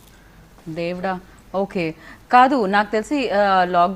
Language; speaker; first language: Telugu; native; Telugu